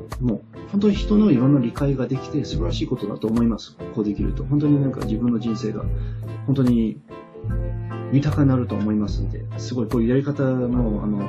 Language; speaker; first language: Japanese; non-native, fluent; English